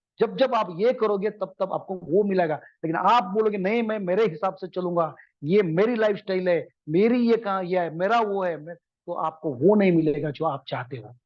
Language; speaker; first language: Hindi; non-native, local second language; Marathi